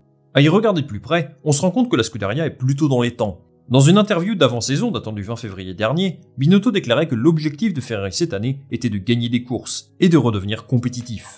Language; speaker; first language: French; native; French